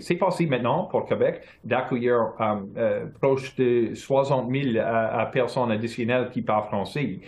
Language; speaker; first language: French; non-native, local second language; English